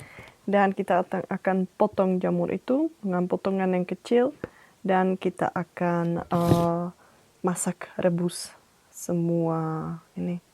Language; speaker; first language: Indonesian; non-native, fluent; Czech